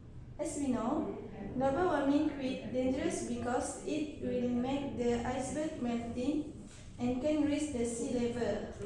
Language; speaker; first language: English; non-native, learner; Malay